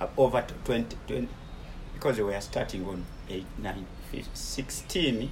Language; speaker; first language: English; non-native, local second language; Ganda